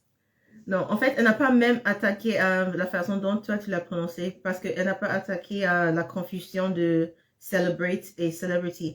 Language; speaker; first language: French; non-native, fluent; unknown